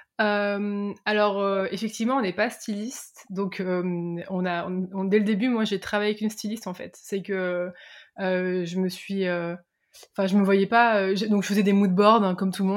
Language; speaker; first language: French; native; French